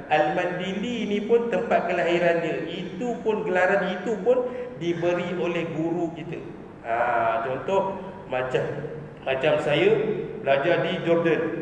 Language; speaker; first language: Malay; native; Malay